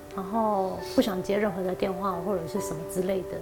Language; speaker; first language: Chinese; early bilingual, heritage; Spanish